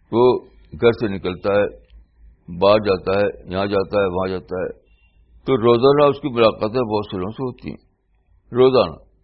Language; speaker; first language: Urdu; native; Urdu